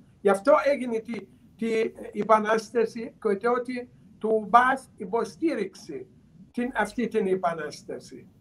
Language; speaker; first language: Greek; non-native, learner; Arabic